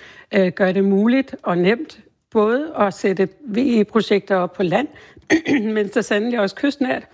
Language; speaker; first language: Danish; native; Danish